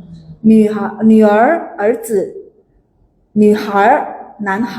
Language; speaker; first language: Chinese; non-native, fluent; Indonesian